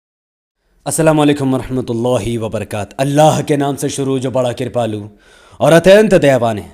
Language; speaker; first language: Hindi; native; Hindi